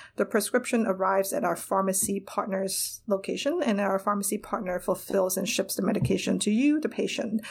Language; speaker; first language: English; non-native, local second language; Cantonese